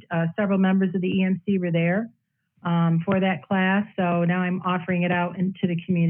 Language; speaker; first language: English; native; English